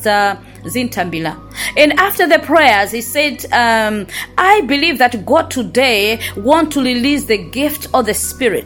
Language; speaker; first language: English; non-native, local second language; Nyanja